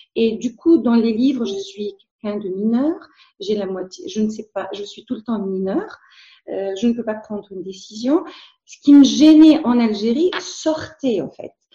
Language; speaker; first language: French; non-native, local second language; Arabic